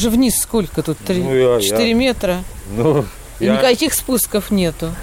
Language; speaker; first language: Russian; native; Russian